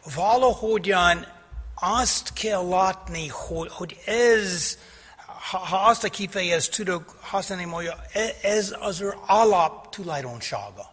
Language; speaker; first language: Hungarian; non-native, fluent; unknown